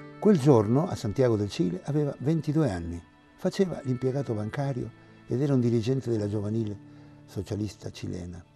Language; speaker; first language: Italian; non-native, fluent; Spanish